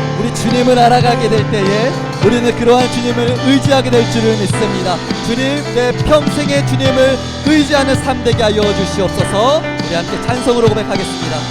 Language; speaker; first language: Korean; native; Korean